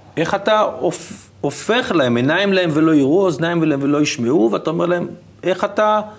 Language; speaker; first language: Hebrew; native; Hebrew